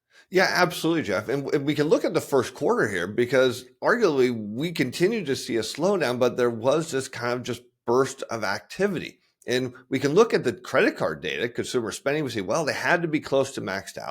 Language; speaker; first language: English; native; English